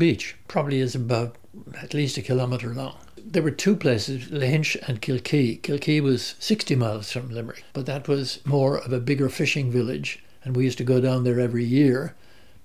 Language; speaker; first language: English; native; English